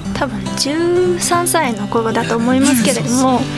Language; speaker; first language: Japanese; non-native, fluent; Uzbek